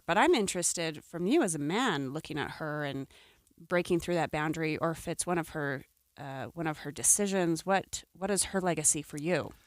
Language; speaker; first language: English; native; English